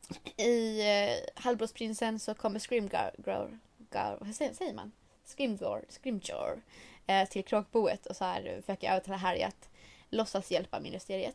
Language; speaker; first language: Swedish; native; Swedish